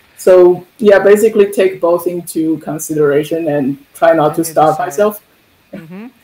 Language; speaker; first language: English; non-native, fluent; Chinese